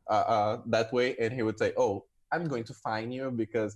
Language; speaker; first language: English; non-native, fluent; Portuguese